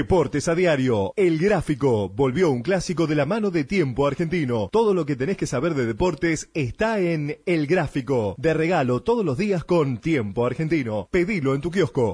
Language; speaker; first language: Spanish; native; Spanish